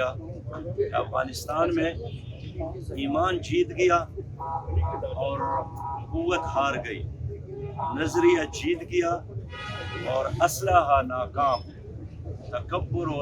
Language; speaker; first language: Urdu; non-native, local second language; Pashto